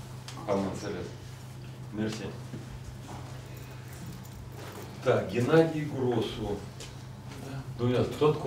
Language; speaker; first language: Romanian; non-native, local second language; Russian